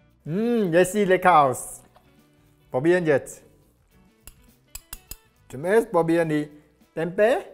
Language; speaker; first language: German; non-native, learner; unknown